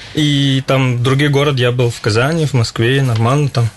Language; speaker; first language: Russian; non-native, learner; Arabic